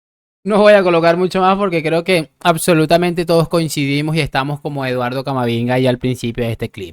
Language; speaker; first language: Spanish; native; Spanish